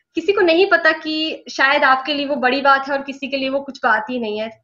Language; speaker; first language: Hindi; native; Hindi